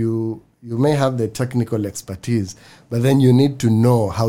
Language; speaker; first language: English; non-native, local second language; Swahili